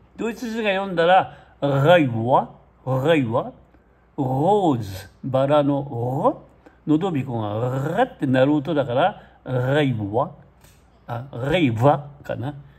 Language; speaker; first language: Japanese; native; Japanese